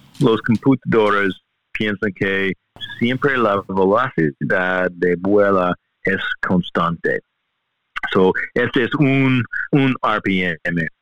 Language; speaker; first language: Spanish; non-native, learner; English